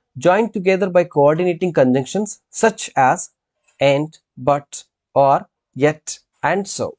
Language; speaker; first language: English; non-native, local second language; Telugu